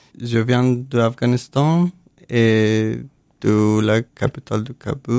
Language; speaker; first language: French; non-native, learner; Persian